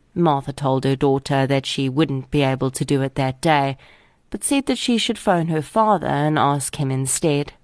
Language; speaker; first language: English; native; English